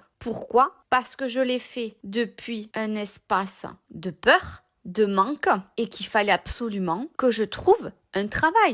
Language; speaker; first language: French; native; French